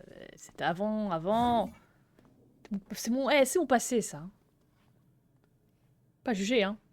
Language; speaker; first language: French; native; French